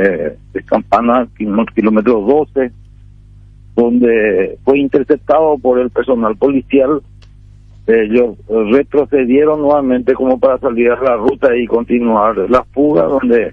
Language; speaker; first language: Spanish; native; Spanish